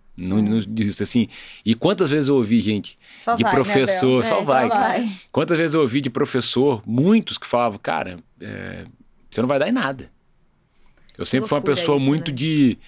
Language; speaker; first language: Portuguese; native; Portuguese